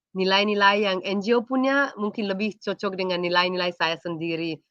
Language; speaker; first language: Indonesian; non-native, fluent; Slovenian